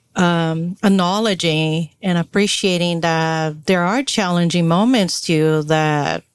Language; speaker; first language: English; non-native, fluent; Portuguese